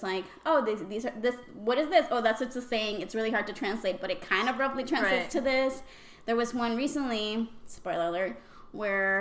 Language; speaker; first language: English; non-native, fluent; Spanish